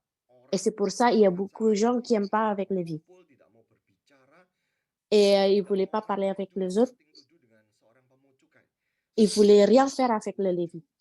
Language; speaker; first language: French; non-native, learner; Indonesian